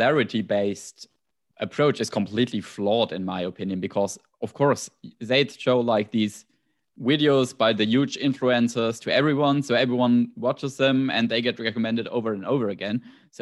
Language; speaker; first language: English; non-native, fluent; German